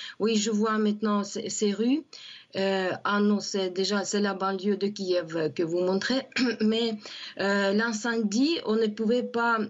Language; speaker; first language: French; non-native, fluent; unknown